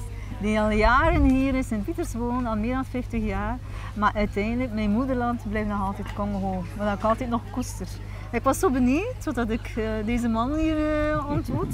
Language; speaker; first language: Dutch; early bilingual, other home language; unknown